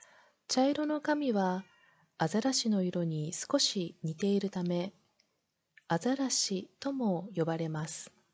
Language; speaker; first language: Japanese; non-native, learner; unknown